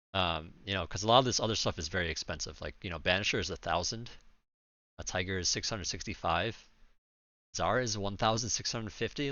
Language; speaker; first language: English; native; English